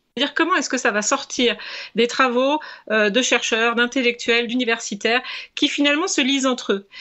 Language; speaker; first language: French; native; French